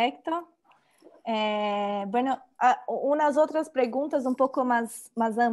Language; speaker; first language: Spanish; non-native, learner; Portuguese